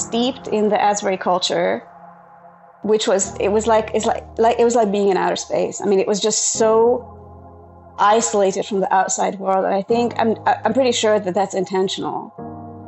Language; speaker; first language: English; non-native, fluent; Hungarian